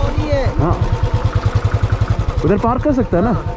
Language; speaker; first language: Hindi; non-native, local second language; Malayalam